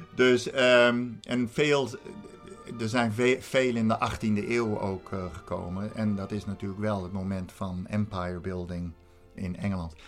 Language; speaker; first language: Dutch; native; Dutch